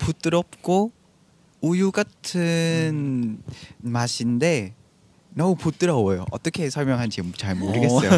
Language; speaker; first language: Korean; non-native, learner; Vietnamese